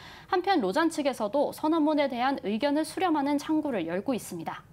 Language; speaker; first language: Korean; native; Korean